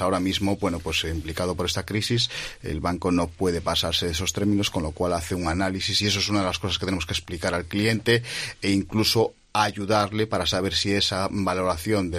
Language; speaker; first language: Spanish; native; Spanish